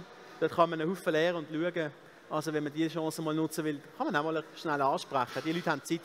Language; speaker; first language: German; native; German